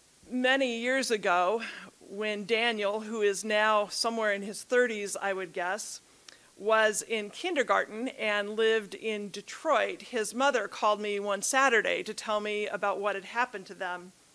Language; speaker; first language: English; native; English